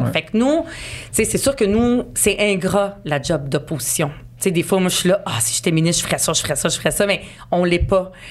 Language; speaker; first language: French; early bilingual, other home language; Arabic